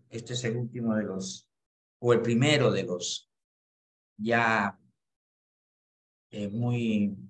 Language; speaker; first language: Spanish; native; Spanish